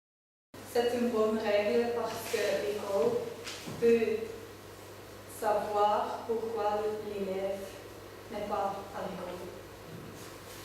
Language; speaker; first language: French; non-native, learner; Dutch